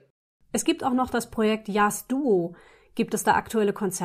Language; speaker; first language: German; native; German